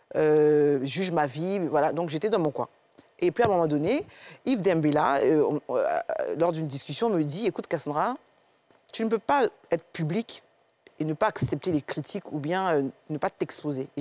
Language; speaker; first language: French; native; French